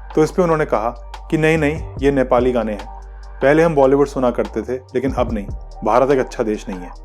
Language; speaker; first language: Hindi; native; Hindi